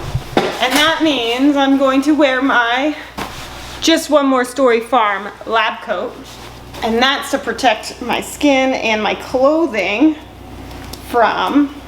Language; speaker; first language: English; native; English